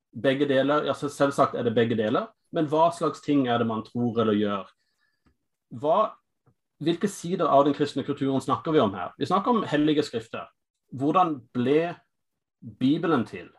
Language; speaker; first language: Norwegian; non-native, fluent; English